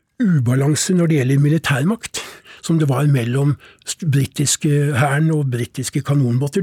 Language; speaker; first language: Norwegian; native; Norwegian